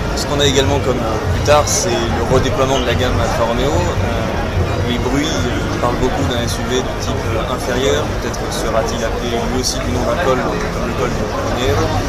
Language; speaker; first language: French; native; French